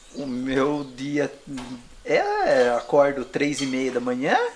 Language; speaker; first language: Portuguese; native; Portuguese